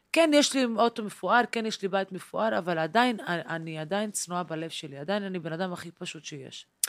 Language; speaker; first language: Hebrew; non-native, local second language; Arabic